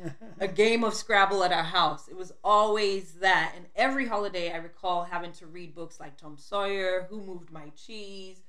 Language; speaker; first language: English; non-native, local second language; Krio